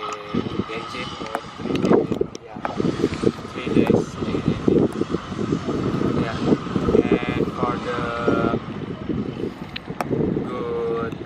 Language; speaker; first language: English; non-native, learner; Indonesian